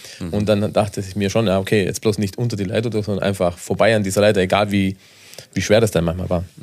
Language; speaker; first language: German; native; German